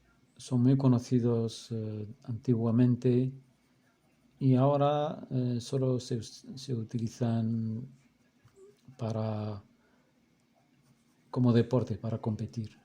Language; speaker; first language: Spanish; non-native, fluent; Arabic